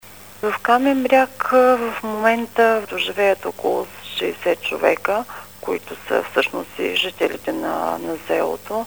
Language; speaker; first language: Bulgarian; native; Bulgarian